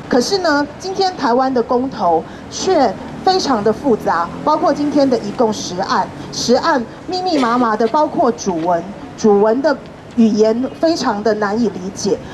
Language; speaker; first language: Chinese; native; Chinese